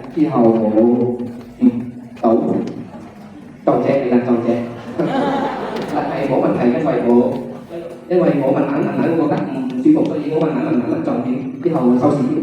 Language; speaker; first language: Cantonese; non-native, learner; Vietnamese